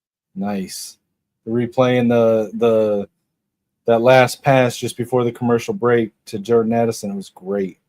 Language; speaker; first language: English; native; English